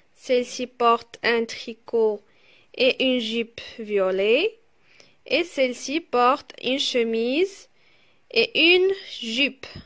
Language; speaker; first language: French; non-native, local second language; Arabic